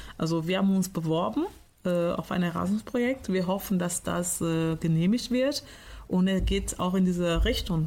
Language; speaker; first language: German; non-native, fluent; Portuguese